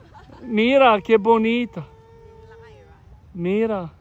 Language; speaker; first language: Spanish; non-native, learner; Albanian